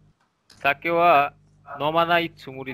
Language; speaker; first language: Japanese; non-native, learner; Bangla